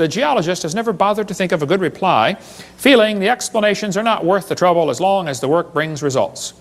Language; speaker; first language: English; native; English